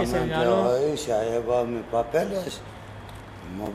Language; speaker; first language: Spanish; non-native, learner; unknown